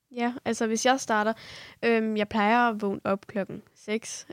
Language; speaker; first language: Danish; early bilingual, other home language; Kurdish